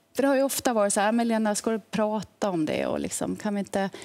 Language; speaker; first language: Swedish; native; Swedish